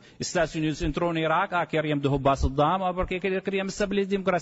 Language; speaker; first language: Portuguese; non-native, fluent; Arabic